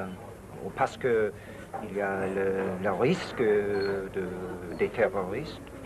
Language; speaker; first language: French; non-native, fluent; English